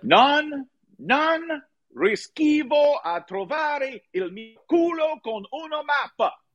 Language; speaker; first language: Italian; non-native, learner; English